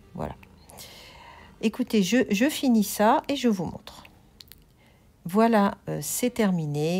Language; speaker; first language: French; native; French